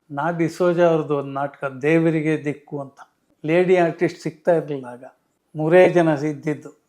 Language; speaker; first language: Kannada; native; Kannada